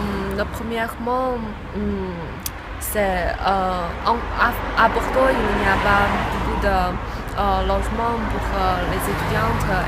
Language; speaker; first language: French; non-native, learner; Chinese